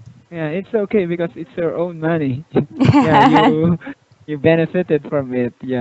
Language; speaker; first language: English; non-native, local second language; Filipino